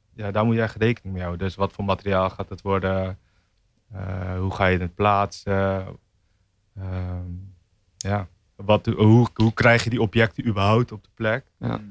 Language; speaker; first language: Dutch; native; Dutch